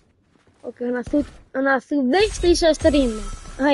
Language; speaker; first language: Icelandic; early bilingual, heritage; Icelandic